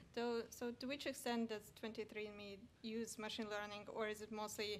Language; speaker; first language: English; non-native, fluent; Spanish